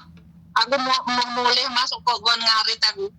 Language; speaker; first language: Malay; non-native, local second language; Javanese